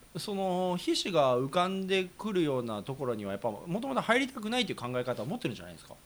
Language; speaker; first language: Japanese; native; Japanese